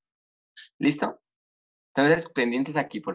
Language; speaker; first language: Spanish; native; Spanish